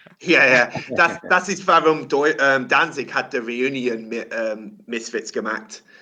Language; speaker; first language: German; non-native, learner; English